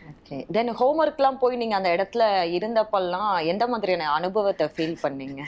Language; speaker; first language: Tamil; native; Tamil